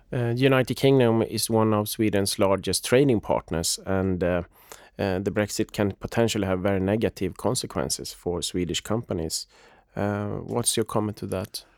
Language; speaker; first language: English; non-native, fluent; Swedish